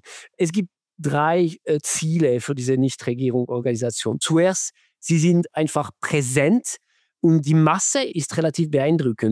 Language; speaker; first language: German; non-native, fluent; French